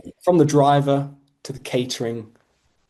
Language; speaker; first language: English; native; English